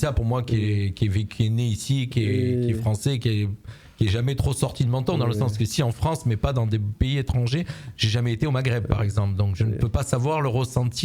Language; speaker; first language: French; native; French